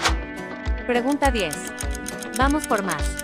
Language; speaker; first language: Spanish; native; Spanish